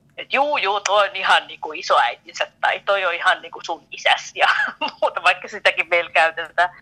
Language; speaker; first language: Finnish; native; Finnish